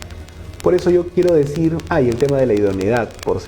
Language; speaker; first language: Spanish; native; Spanish